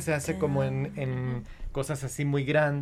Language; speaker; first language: Spanish; early bilingual, other home language; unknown